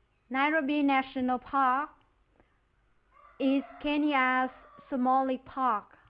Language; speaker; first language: English; non-native, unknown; Vietnamese